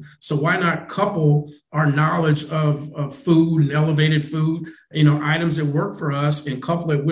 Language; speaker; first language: English; native; English